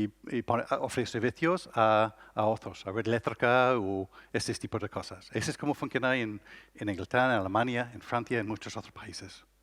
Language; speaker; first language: Spanish; non-native, learner; English